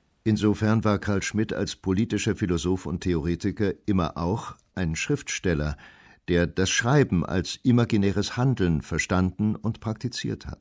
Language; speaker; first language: German; native; German